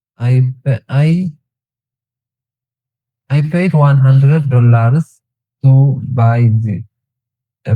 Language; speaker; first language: English; non-native, learner; Tigrinya